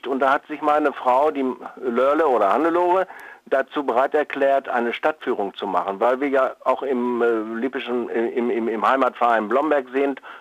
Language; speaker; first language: German; native; German